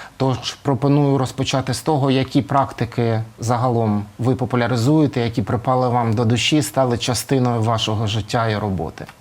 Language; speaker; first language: Ukrainian; native; Ukrainian